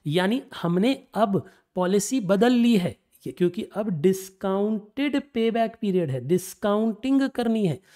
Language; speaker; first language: Hindi; native; Hindi